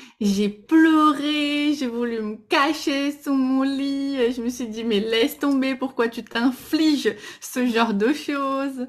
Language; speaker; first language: French; non-native, fluent; Portuguese